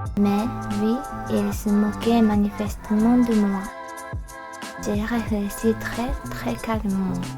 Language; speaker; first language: French; non-native, learner; Japanese